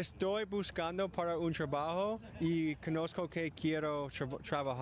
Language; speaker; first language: Spanish; non-native, learner; English